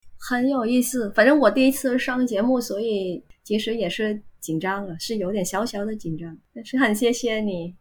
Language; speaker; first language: Chinese; non-native, fluent; Vietnamese